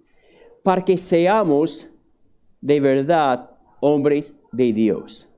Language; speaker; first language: Spanish; non-native, fluent; English